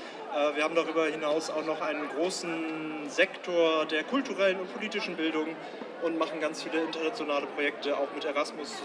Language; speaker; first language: German; native; German